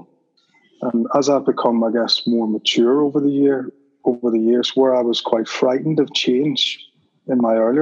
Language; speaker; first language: English; native; English